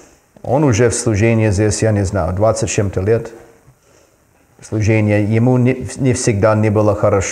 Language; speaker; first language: Russian; non-native, fluent; English